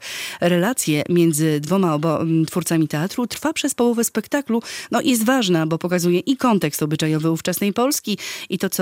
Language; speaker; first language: Polish; native; Polish